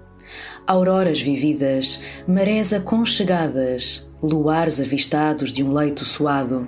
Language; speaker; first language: Portuguese; native; Portuguese